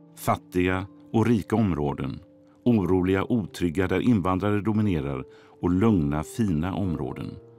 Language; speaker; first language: Swedish; native; Swedish